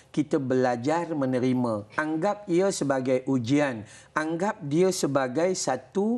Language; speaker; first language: Malay; native; Malay